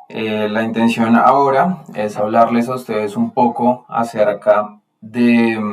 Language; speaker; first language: Spanish; native; Spanish